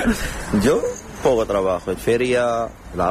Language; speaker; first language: Spanish; non-native, learner; Arabic